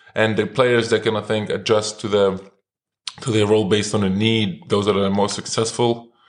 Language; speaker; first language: English; non-native, fluent; Lithuanian